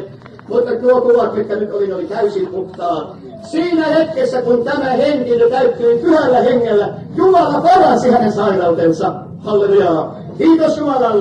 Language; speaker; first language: Finnish; native; Finnish